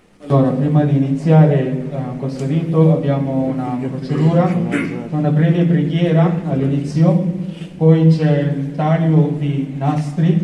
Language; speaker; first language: Italian; non-native, fluent; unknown